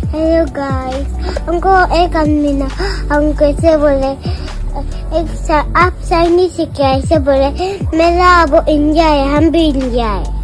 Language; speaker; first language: Hindi; non-native, local second language; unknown